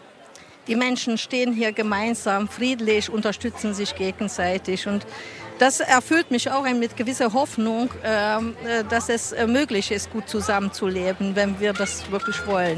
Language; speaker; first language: German; non-native, fluent; Hungarian